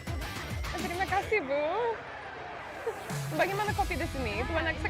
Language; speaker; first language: Indonesian; non-native, learner; English